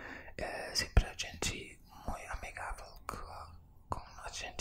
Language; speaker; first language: Portuguese; non-native, learner; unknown